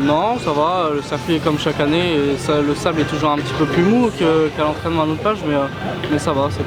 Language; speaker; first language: French; native; French